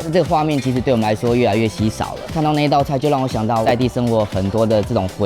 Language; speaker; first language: Chinese; native; Chinese